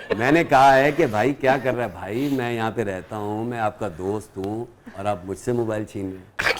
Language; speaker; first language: Urdu; non-native, local second language; Punjabi